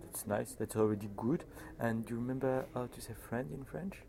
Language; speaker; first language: English; non-native, fluent; French